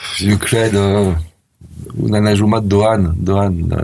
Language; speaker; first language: Romanian; non-native, learner; French